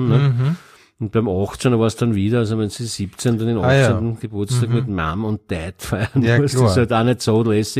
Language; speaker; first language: German; native; German